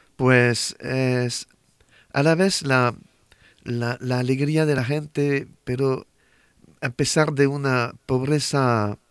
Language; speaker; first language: Spanish; non-native, fluent; French